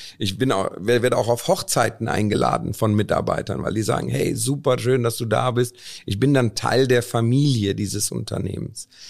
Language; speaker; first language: German; early bilingual, other home language; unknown